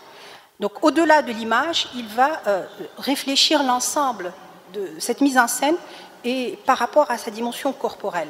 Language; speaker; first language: French; non-native, local second language; Arabic